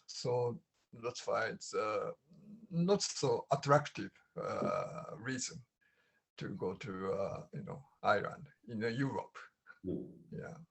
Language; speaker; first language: English; non-native, learner; Japanese